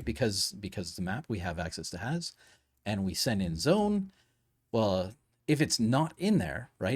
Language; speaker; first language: English; native; English